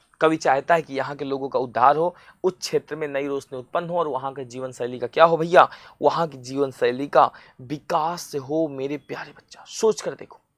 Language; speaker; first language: Hindi; native; Hindi